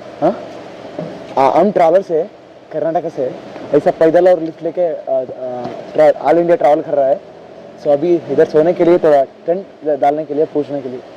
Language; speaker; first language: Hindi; non-native, local second language; Kannada